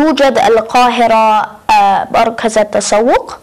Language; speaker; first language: Arabic; non-native, learner; English